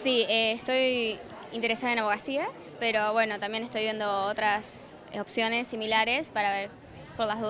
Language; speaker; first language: Spanish; native; Spanish